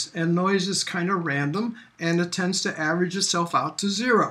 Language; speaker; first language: English; native; English